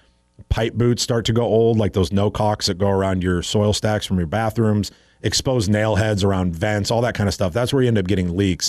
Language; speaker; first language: English; native; English